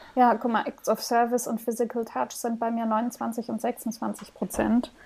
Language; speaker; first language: German; early bilingual, heritage; German